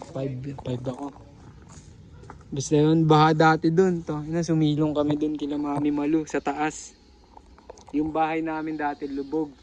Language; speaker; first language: Filipino; native; Filipino